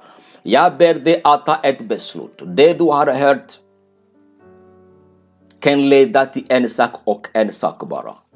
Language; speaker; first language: Swedish; non-native, fluent; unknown